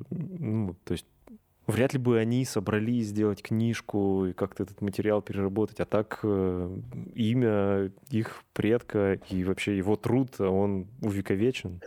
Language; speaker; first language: Russian; native; Russian